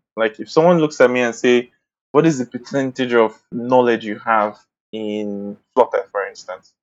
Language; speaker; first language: English; non-native, local second language; Bini